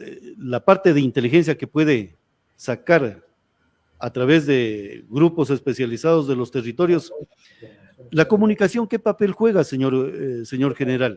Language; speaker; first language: Spanish; native; Spanish